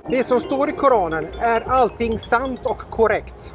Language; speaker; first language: Swedish; native; Swedish